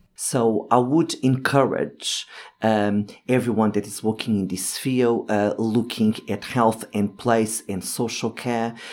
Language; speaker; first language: English; non-native, fluent; Portuguese